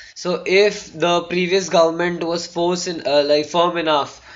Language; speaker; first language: English; non-native, local second language; Hindi